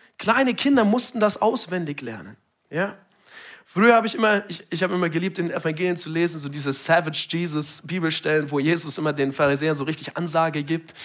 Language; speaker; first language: German; non-native, fluent; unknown